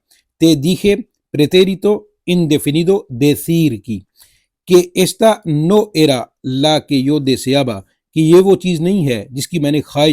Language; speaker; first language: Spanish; non-native, fluent; Urdu